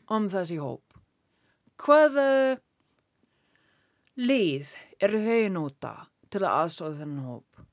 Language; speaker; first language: Icelandic; non-native, learner; English